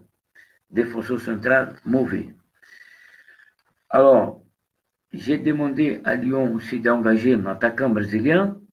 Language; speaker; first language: French; non-native, fluent; Portuguese